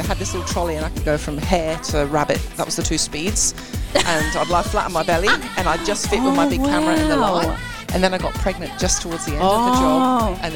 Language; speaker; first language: English; native; English